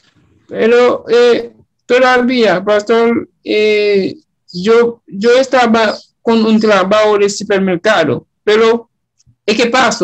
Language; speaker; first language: Spanish; non-native, learner; Haitian Creole